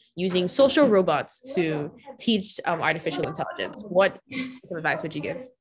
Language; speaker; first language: English; non-native, local second language; Yoruba